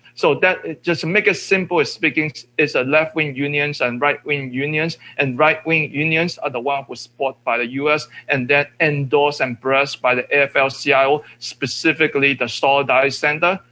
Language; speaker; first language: English; non-native, local second language; Cantonese